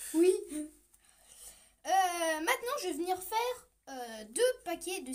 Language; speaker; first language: French; native; French